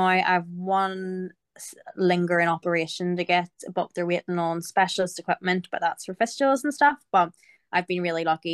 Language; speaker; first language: English; native; English